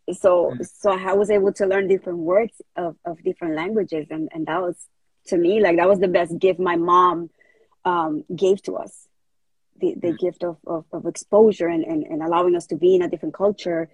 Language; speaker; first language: English; early bilingual, other home language; Spanish